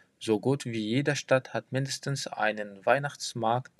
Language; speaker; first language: German; non-native, fluent; French